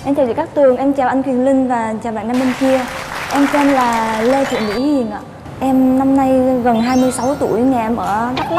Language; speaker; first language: Vietnamese; native; Vietnamese